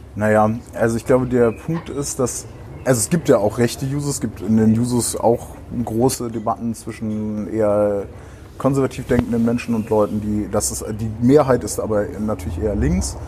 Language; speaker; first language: German; native; German